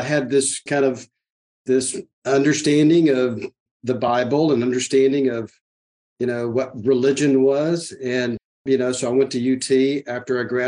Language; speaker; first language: English; native; English